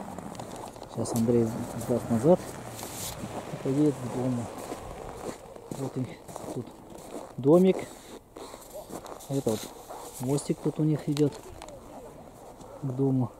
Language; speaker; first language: Russian; native; Russian